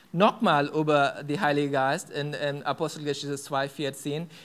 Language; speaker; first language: German; non-native, fluent; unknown